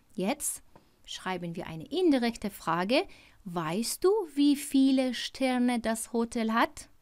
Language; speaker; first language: German; non-native, fluent; Persian